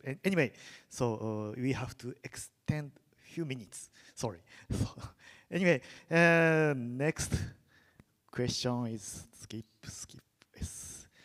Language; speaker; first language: English; non-native, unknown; Japanese